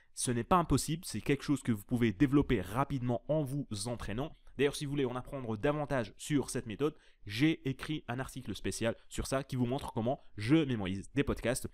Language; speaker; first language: French; native; French